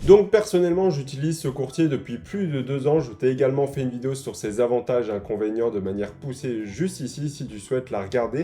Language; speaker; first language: French; native; French